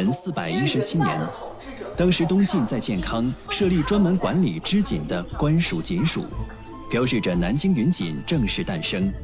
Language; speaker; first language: Chinese; native; Chinese